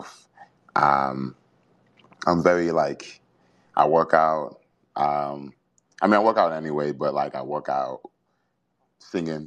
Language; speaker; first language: English; native; English